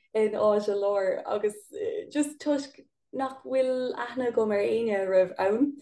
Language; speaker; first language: Irish; non-native, local second language; English